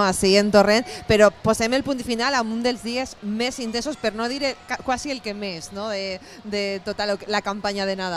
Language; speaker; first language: Catalan; native; Catalan